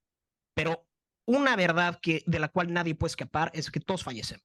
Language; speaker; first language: Spanish; native; Spanish